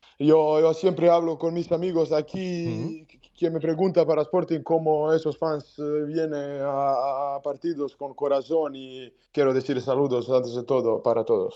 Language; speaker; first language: Spanish; non-native, learner; Serbian